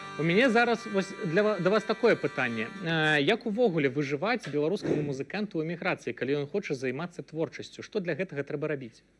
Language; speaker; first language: Belarusian; native; Belarusian